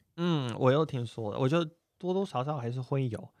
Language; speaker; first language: Chinese; non-native, fluent; Russian